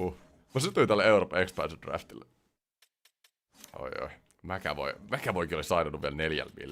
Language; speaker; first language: Finnish; native; Finnish